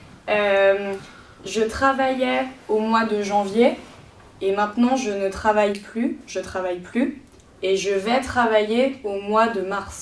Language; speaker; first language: French; native; French